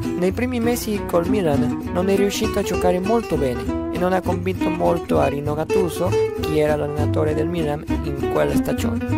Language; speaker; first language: Italian; non-native, fluent; Spanish